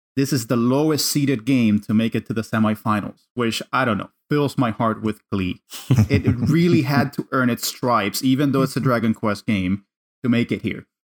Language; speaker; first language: English; non-native, fluent; Spanish